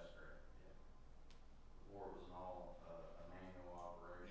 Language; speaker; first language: English; native; English